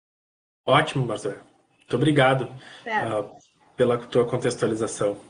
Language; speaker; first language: Portuguese; native; Portuguese